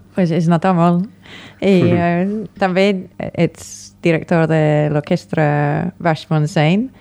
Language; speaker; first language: Catalan; non-native, fluent; English